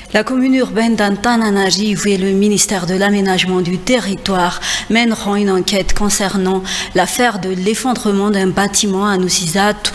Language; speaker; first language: French; non-native, local second language; Malagasy